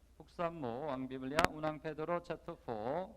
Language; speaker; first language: Filipino; non-native, learner; Korean